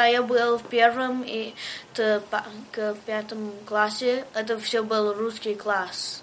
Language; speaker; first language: Russian; early bilingual, heritage; Russian